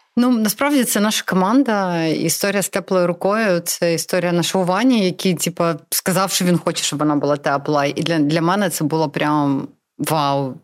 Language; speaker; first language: Ukrainian; non-native, local second language; Russian